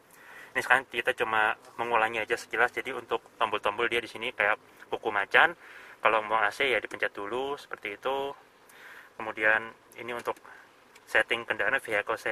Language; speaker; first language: Indonesian; native; Indonesian